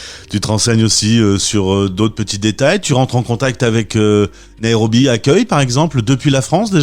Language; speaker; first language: French; native; French